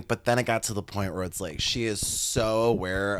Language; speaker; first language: English; native; English